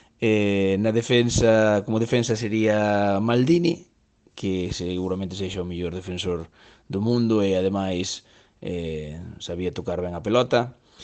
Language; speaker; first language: Galician; native; Galician